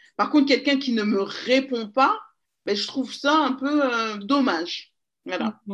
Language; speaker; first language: French; native; French